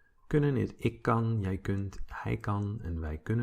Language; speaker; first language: Dutch; non-native, fluent; English